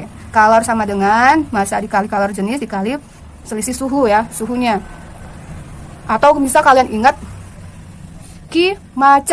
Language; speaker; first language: Indonesian; native; Indonesian